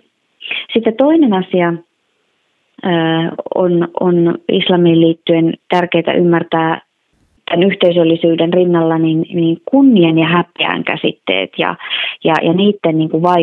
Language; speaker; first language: Finnish; native; Finnish